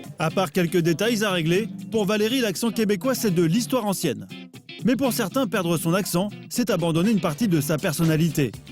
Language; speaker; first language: French; native; French